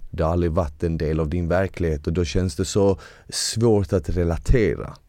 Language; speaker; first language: Swedish; early bilingual, other home language; Bosnian